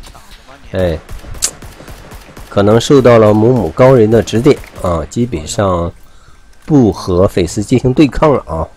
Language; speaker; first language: Chinese; native; Chinese